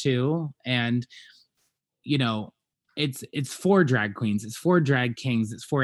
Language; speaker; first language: English; native; English